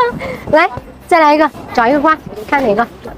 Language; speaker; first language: Chinese; native; Chinese